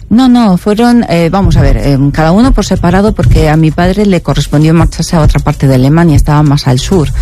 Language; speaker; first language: Spanish; early bilingual, heritage; Spanish